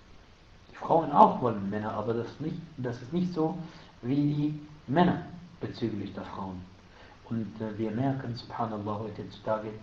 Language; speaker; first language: German; non-native, fluent; Arabic